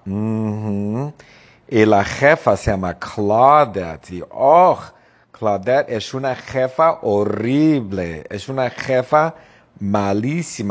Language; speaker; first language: Spanish; non-native, fluent; English